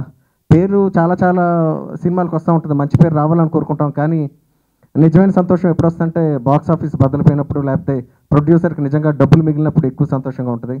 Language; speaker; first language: Telugu; native; Telugu